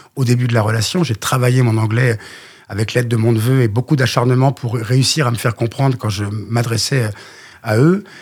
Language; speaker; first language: French; native; French